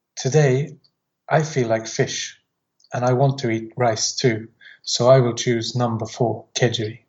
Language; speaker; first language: English; native; English